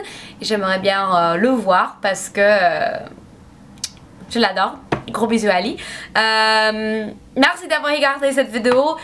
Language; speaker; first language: French; non-native, learner; English